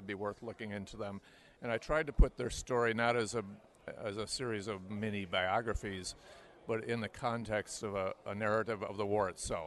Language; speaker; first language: English; native; English